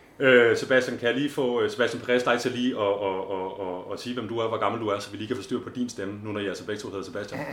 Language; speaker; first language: Danish; native; Danish